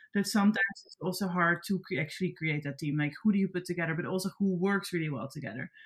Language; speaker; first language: English; non-native, fluent; Dutch